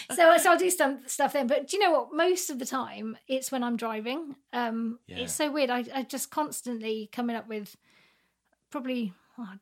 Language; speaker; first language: English; native; English